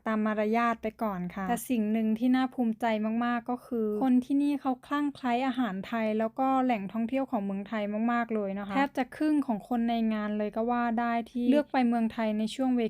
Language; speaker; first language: Thai; native; Thai